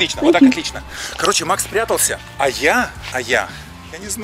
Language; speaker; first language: Russian; native; Russian